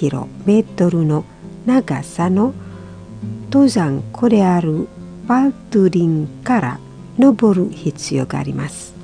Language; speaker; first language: Japanese; non-native, fluent; Indonesian